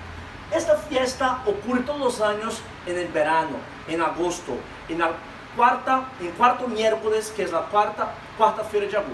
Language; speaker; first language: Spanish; non-native, fluent; Portuguese